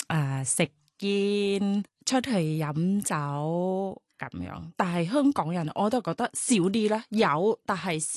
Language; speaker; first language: Cantonese; non-native, learner; Thai